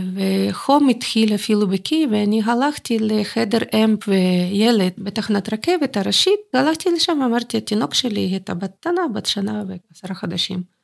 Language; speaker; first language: Hebrew; non-native, fluent; Russian